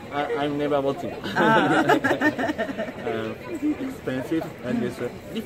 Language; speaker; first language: English; non-native, learner; Japanese